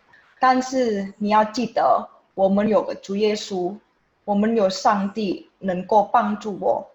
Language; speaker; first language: Chinese; non-native, fluent; Indonesian